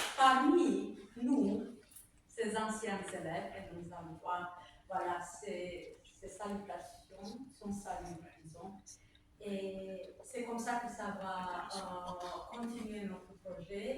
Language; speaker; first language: French; non-native, fluent; Romanian